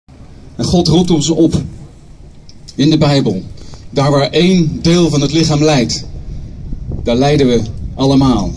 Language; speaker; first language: Dutch; native; Dutch